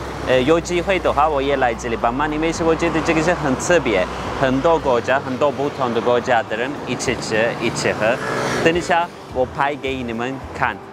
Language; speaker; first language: Chinese; non-native, fluent; Turkish